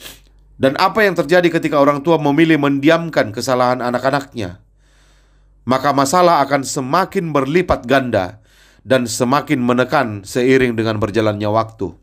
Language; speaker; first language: Indonesian; native; Indonesian